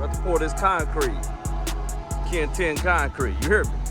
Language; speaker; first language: English; native; English